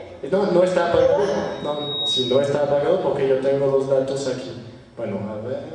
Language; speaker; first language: Spanish; non-native, fluent; French